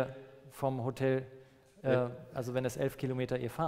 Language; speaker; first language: German; non-native, fluent; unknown